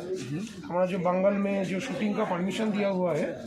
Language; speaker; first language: Hindi; non-native, local second language; Bangla